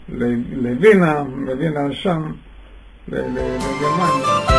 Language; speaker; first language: Hebrew; non-native, fluent; Yiddish